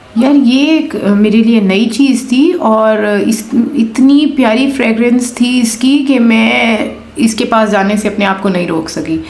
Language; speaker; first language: Urdu; non-native, local second language; Punjabi